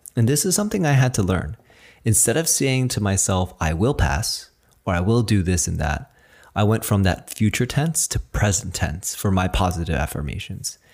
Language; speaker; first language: English; early bilingual, other home language; Chinese